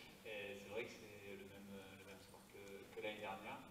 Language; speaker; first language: French; native; French